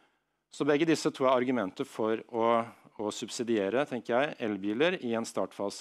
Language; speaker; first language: Norwegian; native; Norwegian